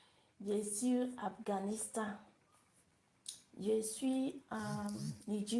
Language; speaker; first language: French; non-native, learner; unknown